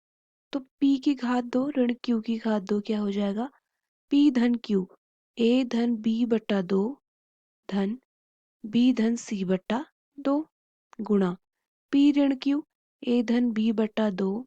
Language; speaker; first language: Hindi; native; Hindi